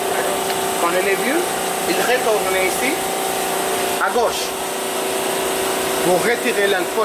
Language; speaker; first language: French; non-native, learner; Spanish